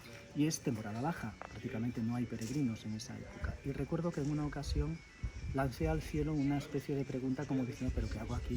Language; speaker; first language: Spanish; native; Spanish